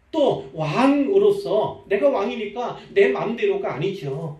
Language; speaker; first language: Korean; native; Korean